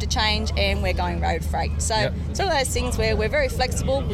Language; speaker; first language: English; native; English